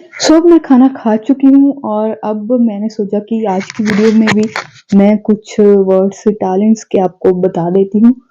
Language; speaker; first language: Hindi; non-native, local second language; Punjabi